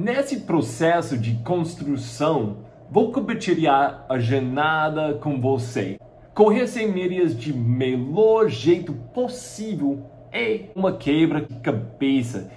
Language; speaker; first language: Portuguese; non-native, fluent; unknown